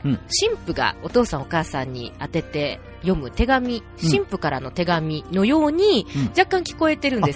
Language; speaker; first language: Japanese; native; Japanese